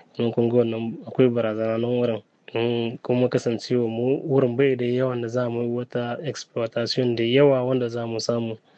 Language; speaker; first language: Hausa; native; Hausa